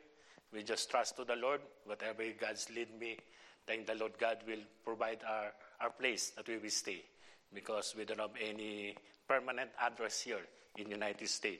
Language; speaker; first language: English; non-native, local second language; Filipino